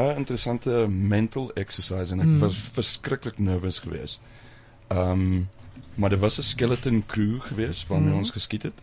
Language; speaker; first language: English; non-native, fluent; German